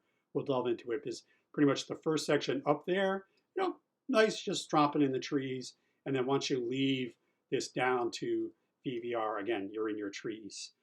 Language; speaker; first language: English; native; English